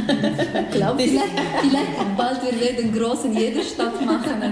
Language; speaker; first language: German; non-native, learner; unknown